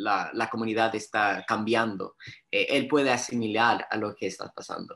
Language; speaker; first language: Spanish; early bilingual, heritage; Spanish